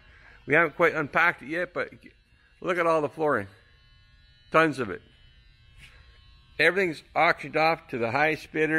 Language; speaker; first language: English; native; English